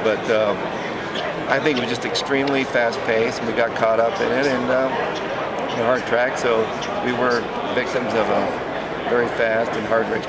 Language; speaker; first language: English; native; English